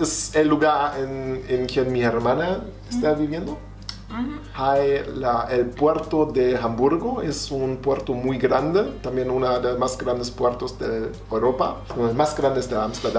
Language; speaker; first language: Spanish; non-native, fluent; German